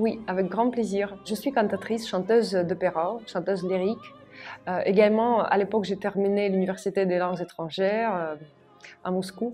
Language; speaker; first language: French; non-native, fluent; Russian